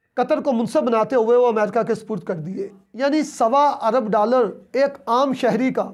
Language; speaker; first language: Urdu; non-native, local second language; Punjabi